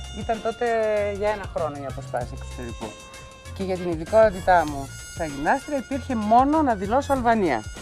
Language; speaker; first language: Greek; native; Greek